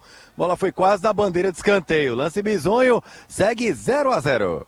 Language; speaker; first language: Portuguese; native; Portuguese